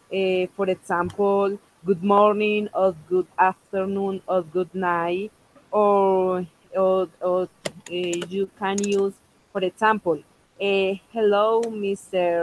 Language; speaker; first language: English; non-native, local second language; Spanish